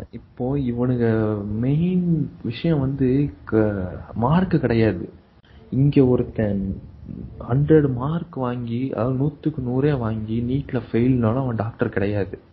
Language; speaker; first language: Tamil; native; Tamil